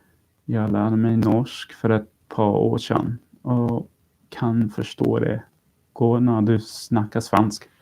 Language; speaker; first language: Swedish; non-native, learner; English